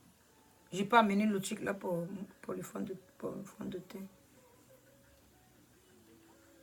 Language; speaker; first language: French; non-native, learner; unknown